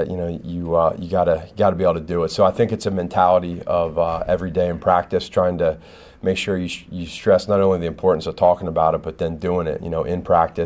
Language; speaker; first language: English; native; English